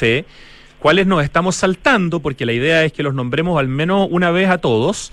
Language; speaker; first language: Spanish; native; Spanish